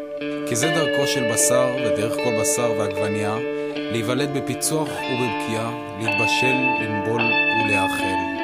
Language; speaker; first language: Hebrew; native; Hebrew